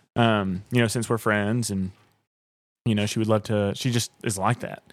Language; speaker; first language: English; native; English